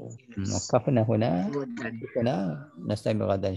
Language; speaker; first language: Arabic; non-native, fluent; Malay